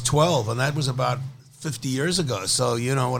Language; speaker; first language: English; native; English